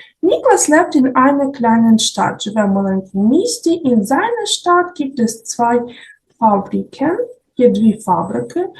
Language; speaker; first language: German; non-native, fluent; Ukrainian